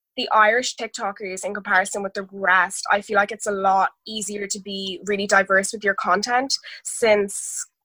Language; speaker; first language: English; native; English